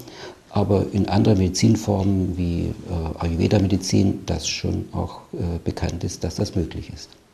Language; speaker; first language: German; native; German